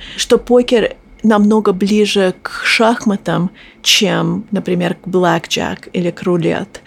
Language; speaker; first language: Russian; early bilingual, heritage; Russian